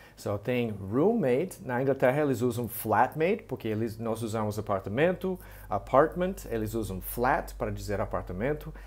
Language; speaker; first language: Portuguese; non-native, fluent; English